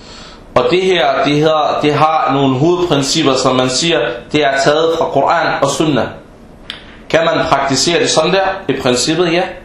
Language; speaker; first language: Danish; non-native, fluent; Arabic